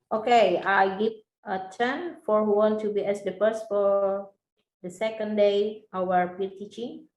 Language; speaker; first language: English; non-native, learner; Indonesian